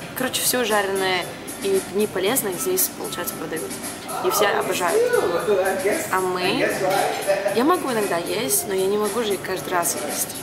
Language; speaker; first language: Russian; early bilingual, heritage; Russian